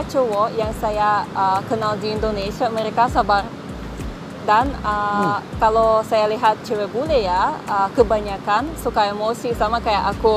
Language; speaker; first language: Indonesian; non-native, fluent; Russian